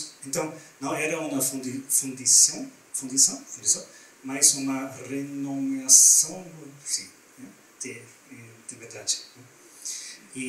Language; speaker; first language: Portuguese; non-native, learner; German